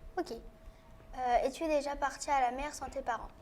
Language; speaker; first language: French; native; French